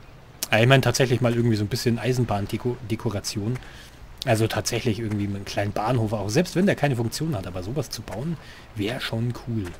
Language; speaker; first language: German; native; German